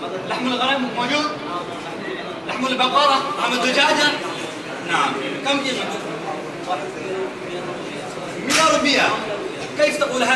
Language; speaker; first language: Arabic; non-native, learner; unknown